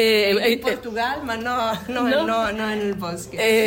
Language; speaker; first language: Spanish; non-native, fluent; Italian